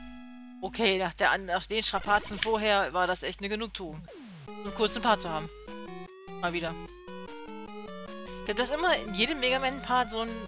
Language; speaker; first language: German; native; German